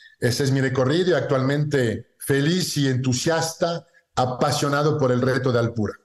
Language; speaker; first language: Spanish; non-native, fluent; French